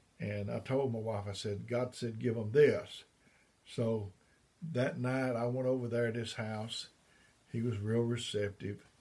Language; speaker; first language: English; native; English